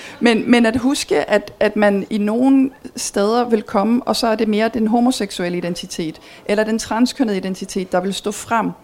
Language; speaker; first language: Danish; early bilingual, heritage; Danish